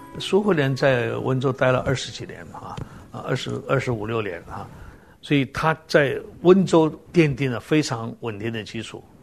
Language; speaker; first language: Chinese; native; Chinese